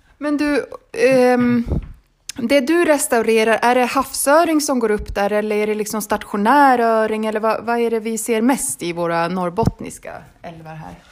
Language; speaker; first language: Swedish; native; Swedish